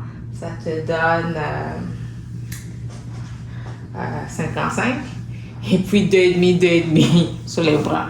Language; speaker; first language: French; native; French